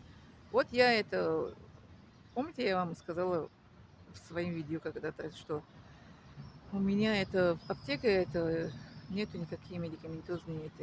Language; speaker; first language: Russian; non-native, learner; Tajik